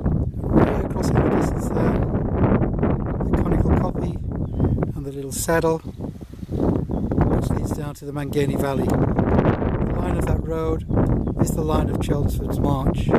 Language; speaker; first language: English; native; English